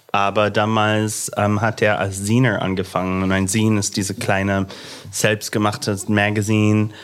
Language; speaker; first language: German; non-native, fluent; English